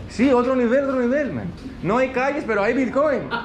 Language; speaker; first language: Spanish; non-native, fluent; Greek